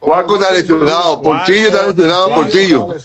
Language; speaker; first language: Spanish; native; Spanish